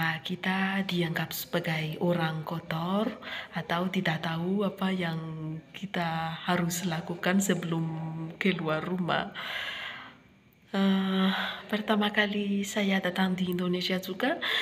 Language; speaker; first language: Indonesian; non-native, fluent; Malagasy